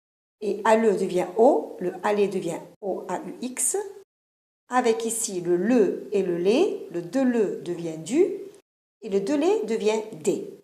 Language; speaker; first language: French; non-native, fluent; Italian